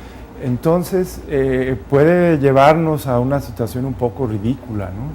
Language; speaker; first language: Spanish; native; Spanish